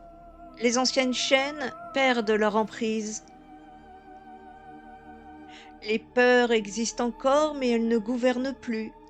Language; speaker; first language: French; native; French